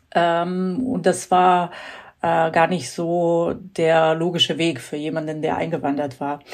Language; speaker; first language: German; non-native, fluent; Croatian